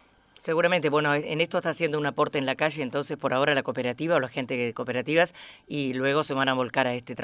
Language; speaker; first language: Spanish; native; Spanish